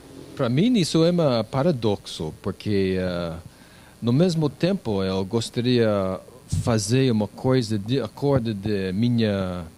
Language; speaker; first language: Portuguese; non-native, learner; English